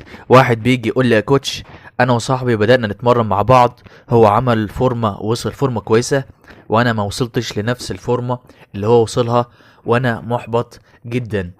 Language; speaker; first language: Arabic; native; Arabic